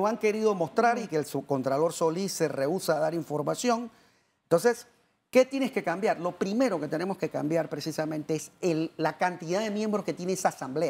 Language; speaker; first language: Spanish; native; Spanish